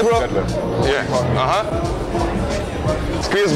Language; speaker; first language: English; non-native, learner; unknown